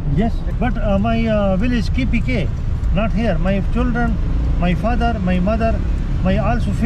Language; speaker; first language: English; non-native, learner; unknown